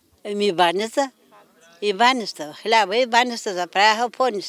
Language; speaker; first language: Bulgarian; native; Bulgarian